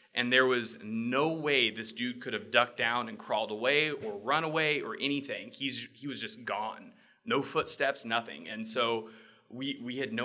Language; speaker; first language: English; native; English